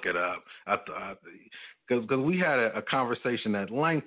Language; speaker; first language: English; native; English